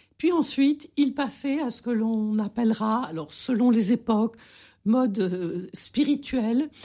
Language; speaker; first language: French; native; French